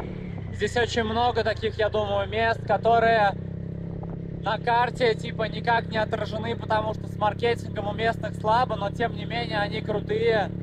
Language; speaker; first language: Russian; native; Russian